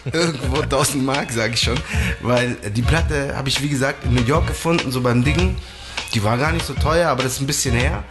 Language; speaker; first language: German; native; German